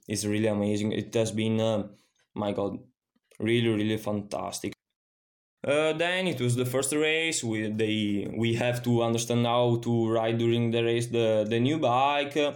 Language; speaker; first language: English; non-native, fluent; Italian